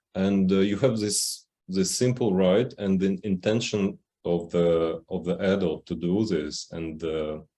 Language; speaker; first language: English; non-native, fluent; Ukrainian